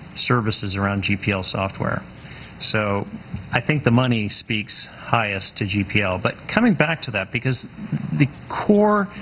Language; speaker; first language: English; native; English